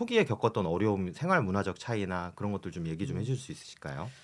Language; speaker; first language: Korean; native; Korean